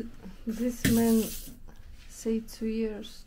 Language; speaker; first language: English; non-native, learner; Russian